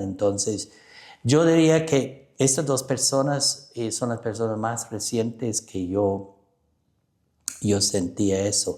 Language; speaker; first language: Spanish; non-native, fluent; English